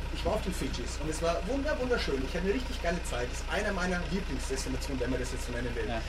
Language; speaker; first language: German; native; German